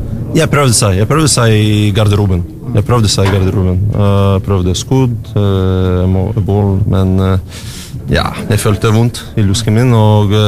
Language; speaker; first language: Norwegian; non-native, learner; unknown